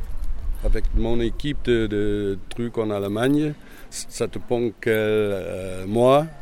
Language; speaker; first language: French; non-native, learner; German